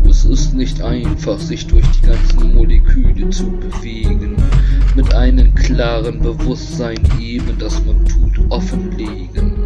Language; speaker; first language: German; native; German